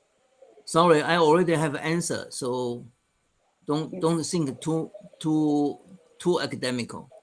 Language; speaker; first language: English; non-native, fluent; Chinese